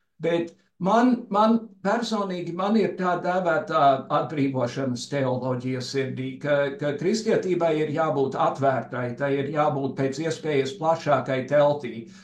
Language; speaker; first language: Latvian; early bilingual, heritage; Latvian